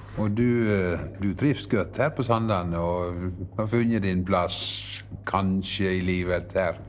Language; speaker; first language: Norwegian; native; Norwegian